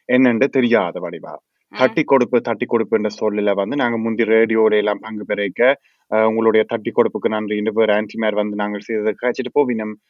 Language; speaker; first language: Tamil; early bilingual, heritage; Tamil